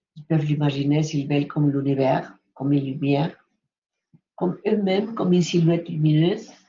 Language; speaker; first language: French; non-native, fluent; Spanish